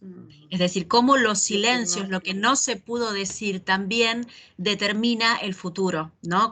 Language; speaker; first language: Spanish; native; Spanish